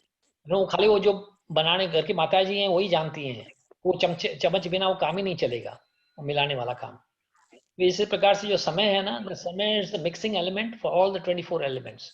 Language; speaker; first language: Hindi; native; Hindi